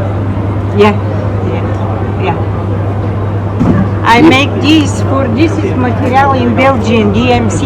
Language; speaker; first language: English; non-native, learner; Bulgarian